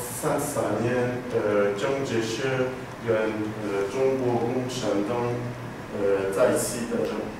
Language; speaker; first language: Chinese; non-native, learner; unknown